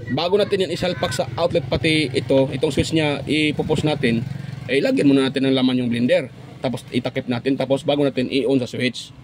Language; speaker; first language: Filipino; non-native, local second language; Cebuano